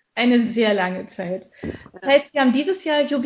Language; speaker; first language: German; native; German